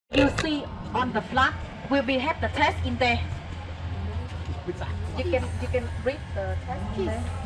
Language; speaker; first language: English; non-native, learner; Vietnamese